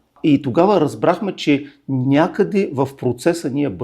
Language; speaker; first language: Bulgarian; native; Bulgarian